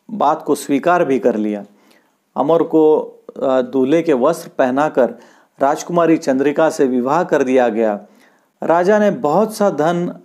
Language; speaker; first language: Hindi; non-native, local second language; Marathi